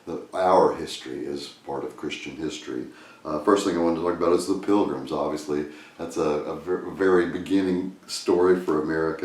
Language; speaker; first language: English; native; English